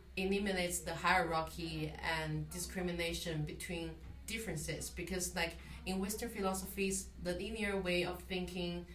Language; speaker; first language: English; non-native, fluent; Chinese